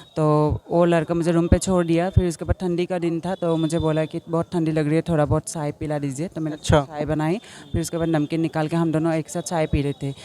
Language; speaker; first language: Hindi; non-native, local second language; Assamese